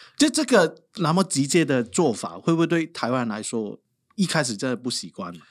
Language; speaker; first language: Chinese; non-native, local second language; Cantonese